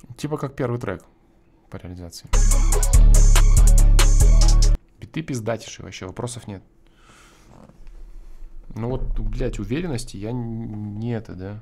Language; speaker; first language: Russian; native; Russian